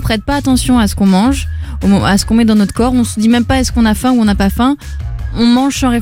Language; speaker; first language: French; native; French